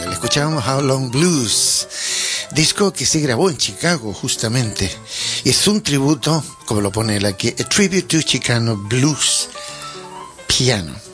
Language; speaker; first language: Spanish; native; Spanish